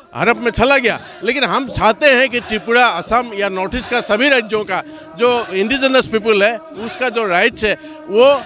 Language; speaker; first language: Hindi; non-native, local second language; Kok Borok